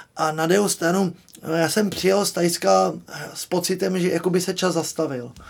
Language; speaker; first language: Czech; native; Czech